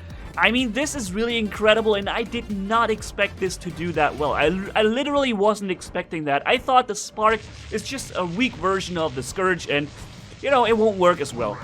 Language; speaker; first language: English; non-native, fluent; German